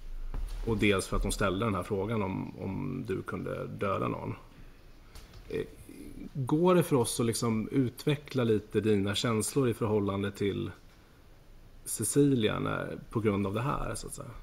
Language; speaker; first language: Swedish; native; Swedish